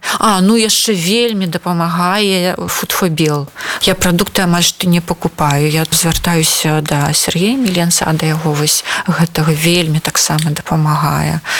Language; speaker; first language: Belarusian; non-native, local second language; Russian